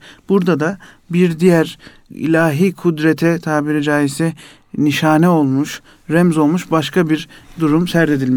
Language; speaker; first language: Turkish; native; Turkish